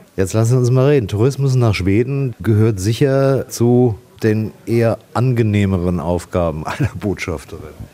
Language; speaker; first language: German; native; German